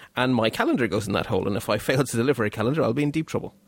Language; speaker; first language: English; non-native, fluent; Dutch